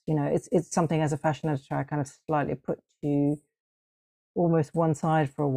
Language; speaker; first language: English; native; English